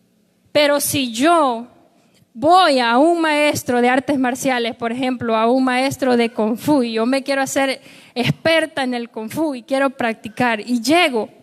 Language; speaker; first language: Spanish; native; Spanish